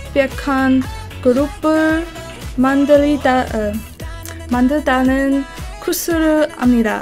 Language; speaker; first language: Korean; non-native, learner; English